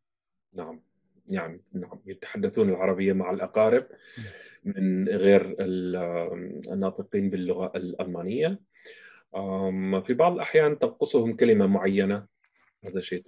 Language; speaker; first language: Arabic; non-native, fluent; German